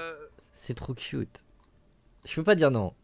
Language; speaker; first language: French; native; French